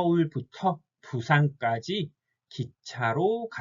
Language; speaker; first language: Korean; non-native, fluent; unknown